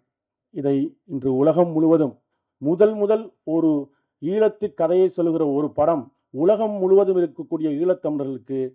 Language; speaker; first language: Tamil; native; Tamil